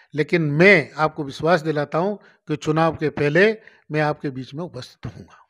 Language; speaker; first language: Hindi; native; Hindi